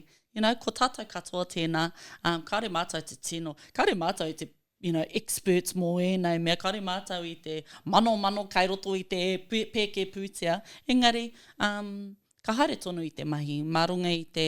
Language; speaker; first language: Māori; non-native, local second language; English